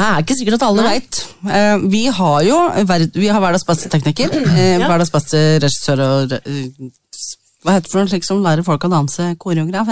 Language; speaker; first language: Norwegian; native; Norwegian